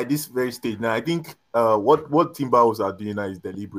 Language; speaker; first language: English; non-native, local second language; Yoruba